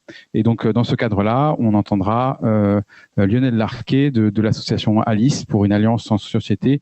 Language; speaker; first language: French; native; French